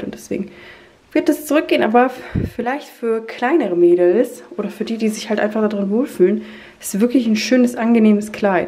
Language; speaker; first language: German; native; German